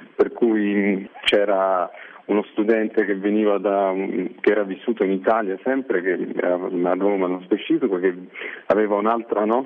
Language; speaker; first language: Italian; early bilingual, other home language; Arabic